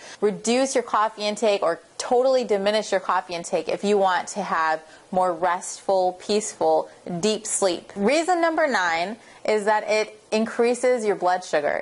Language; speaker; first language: English; native; English